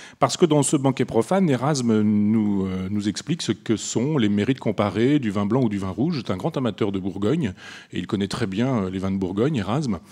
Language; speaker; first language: French; native; French